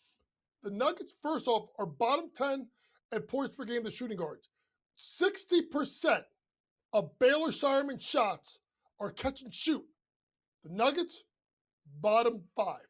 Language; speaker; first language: English; native; English